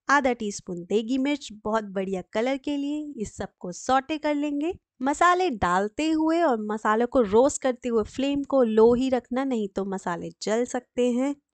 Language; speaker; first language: Hindi; native; Hindi